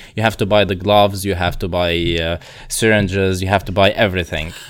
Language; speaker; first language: English; non-native, fluent; Arabic